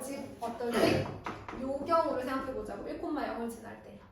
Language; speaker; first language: Korean; native; Korean